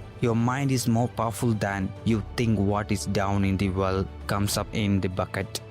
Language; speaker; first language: English; non-native, local second language; Malayalam